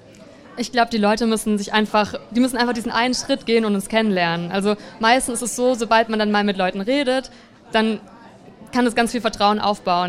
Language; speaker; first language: German; native; German